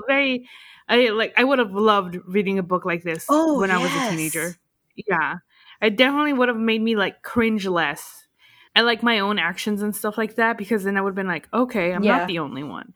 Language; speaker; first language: English; early bilingual, other home language; Spanish